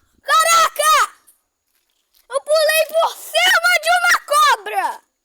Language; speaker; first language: Portuguese; native; Portuguese